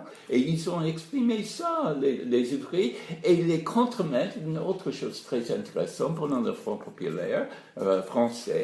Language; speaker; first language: French; non-native, fluent; English